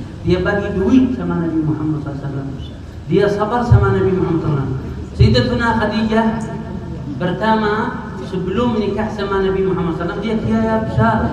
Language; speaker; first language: Indonesian; non-native, learner; Arabic